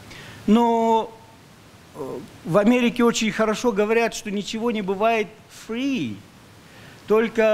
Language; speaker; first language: Russian; native; Russian